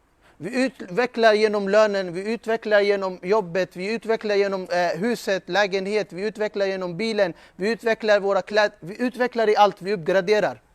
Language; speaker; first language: Swedish; non-native, fluent; Urdu